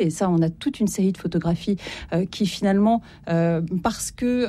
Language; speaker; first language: French; native; French